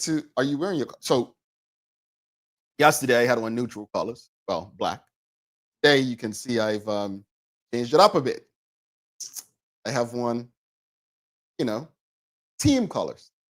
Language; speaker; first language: English; native; English